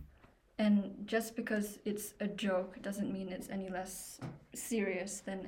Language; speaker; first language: English; native; English